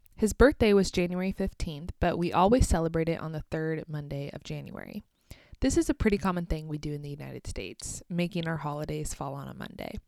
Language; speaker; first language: English; native; English